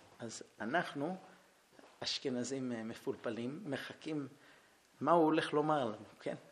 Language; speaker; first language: Hebrew; early bilingual, heritage; Hebrew